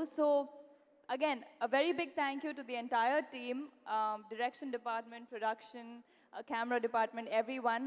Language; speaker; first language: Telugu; non-native, fluent; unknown